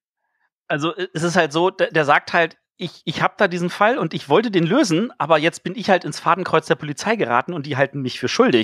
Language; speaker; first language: German; native; German